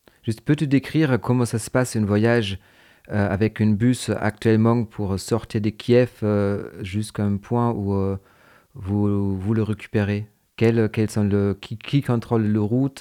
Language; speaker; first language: French; native; French